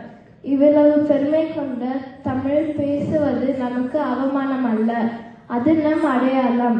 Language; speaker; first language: Tamil; early bilingual, heritage; Tamil